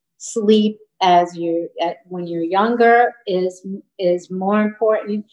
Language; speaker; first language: English; native; English